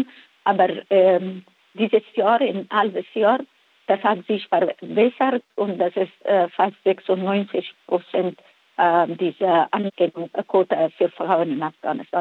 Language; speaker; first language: German; non-native, fluent; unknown